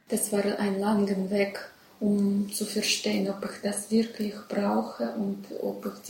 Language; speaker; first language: German; non-native, learner; Russian